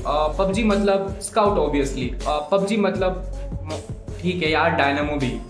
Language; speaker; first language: Hindi; non-native, local second language; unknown